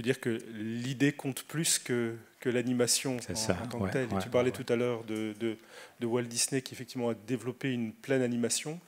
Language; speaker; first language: French; native; French